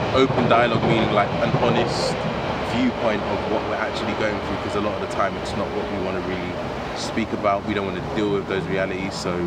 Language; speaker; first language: English; native; English